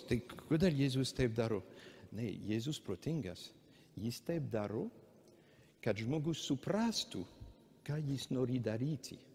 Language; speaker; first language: Lithuanian; non-native, fluent; French